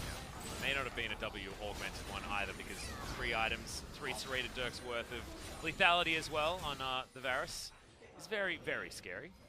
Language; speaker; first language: English; native; English